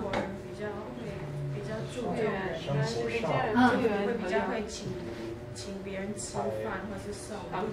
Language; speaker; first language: Chinese; non-native, learner; English